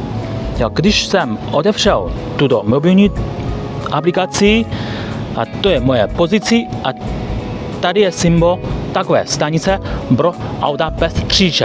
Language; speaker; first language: Czech; non-native, learner; Chinese